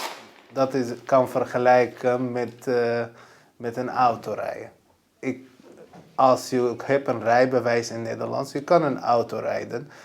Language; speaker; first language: Dutch; non-native, fluent; Arabic